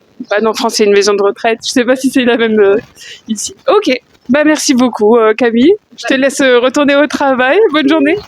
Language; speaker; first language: French; native; French